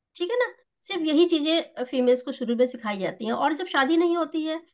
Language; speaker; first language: Hindi; native; Hindi